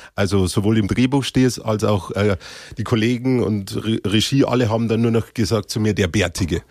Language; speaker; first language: German; native; German